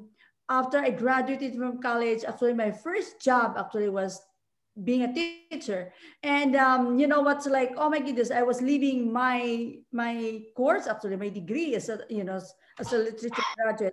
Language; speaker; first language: English; non-native, local second language; Filipino